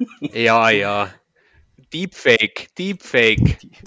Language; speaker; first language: German; native; German